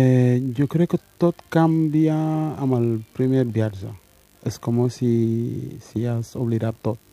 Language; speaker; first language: Catalan; early bilingual, other home language; Wolof